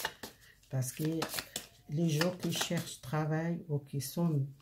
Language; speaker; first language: French; non-native, learner; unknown